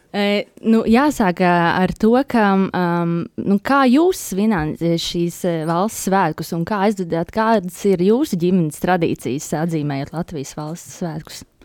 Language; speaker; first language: Latvian; native; Latvian